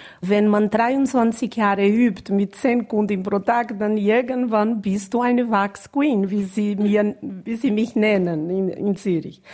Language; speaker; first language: German; non-native, fluent; Portuguese